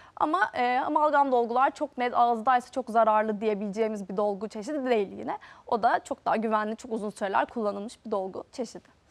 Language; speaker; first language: Turkish; native; Turkish